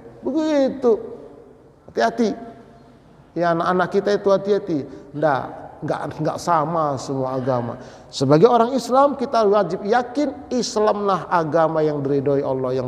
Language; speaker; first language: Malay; non-native, local second language; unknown